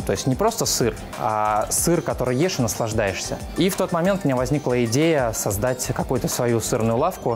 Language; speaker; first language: Russian; native; Russian